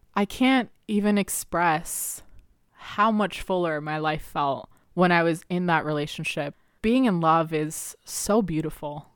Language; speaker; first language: English; early bilingual, other home language; Spanish